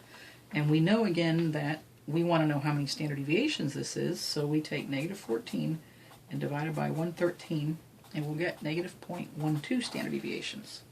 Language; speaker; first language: English; native; English